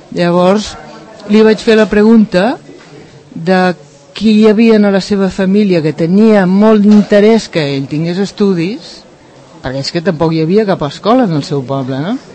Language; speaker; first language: Catalan; native; Catalan